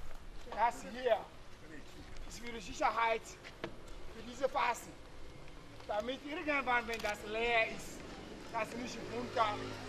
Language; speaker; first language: German; non-native, learner; Ewe